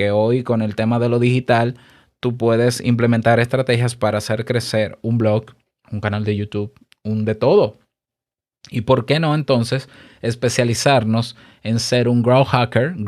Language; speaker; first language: Spanish; native; Spanish